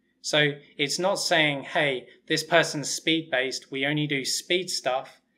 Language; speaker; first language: English; native; English